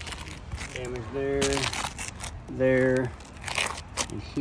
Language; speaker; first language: English; native; English